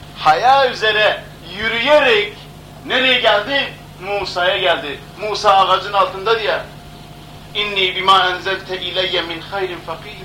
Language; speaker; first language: Turkish; non-native, local second language; Kurdish